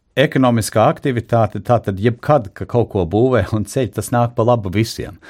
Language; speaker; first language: Latvian; early bilingual, heritage; Latvian